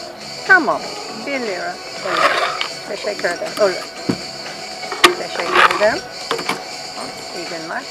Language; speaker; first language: Turkish; non-native, learner; English